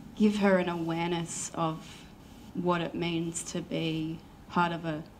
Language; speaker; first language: English; native; English